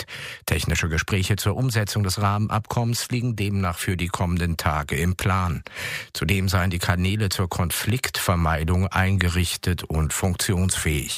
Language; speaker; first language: German; native; German